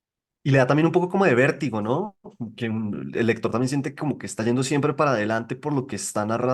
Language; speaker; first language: Spanish; native; Spanish